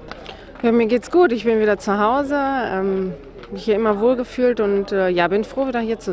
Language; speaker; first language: German; native; German